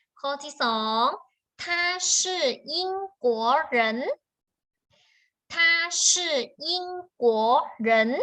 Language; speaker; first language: Chinese; non-native, fluent; Thai